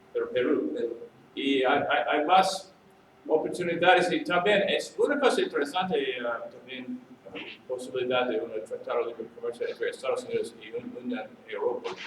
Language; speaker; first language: Spanish; non-native, learner; English